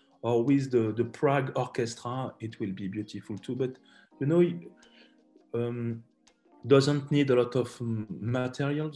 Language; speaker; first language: English; non-native, learner; French